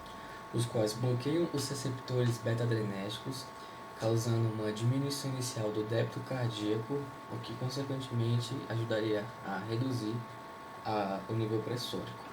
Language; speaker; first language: Portuguese; native; Portuguese